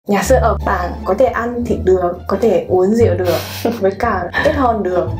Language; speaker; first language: Vietnamese; non-native, learner; Japanese